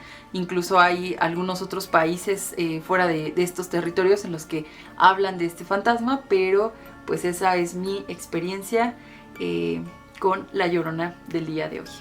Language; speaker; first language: Spanish; native; Spanish